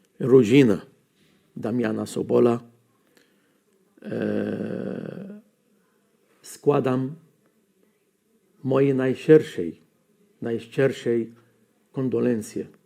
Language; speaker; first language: Polish; non-native, learner; Arabic